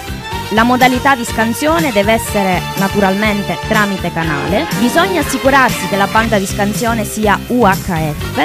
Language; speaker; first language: Italian; native; Italian